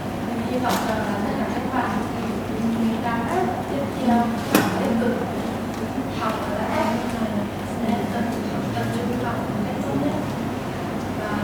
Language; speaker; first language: Vietnamese; non-native, local second language; Hmong